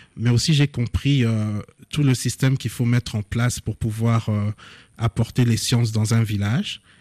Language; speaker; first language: French; non-native, local second language; Lingala